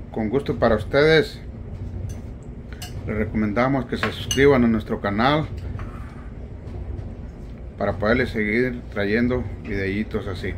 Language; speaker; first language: Spanish; native; Spanish